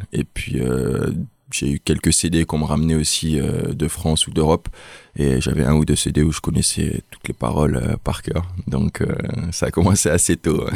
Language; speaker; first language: French; early bilingual, heritage; French